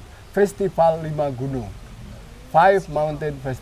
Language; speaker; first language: English; non-native, learner; Indonesian